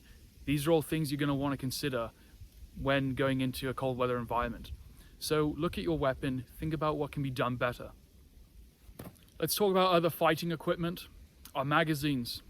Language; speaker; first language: English; native; English